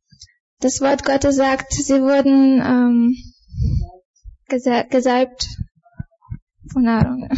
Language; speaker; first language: German; non-native, fluent; Bulgarian